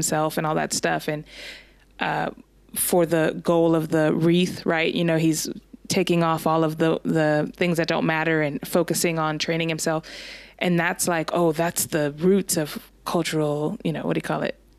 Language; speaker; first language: English; native; English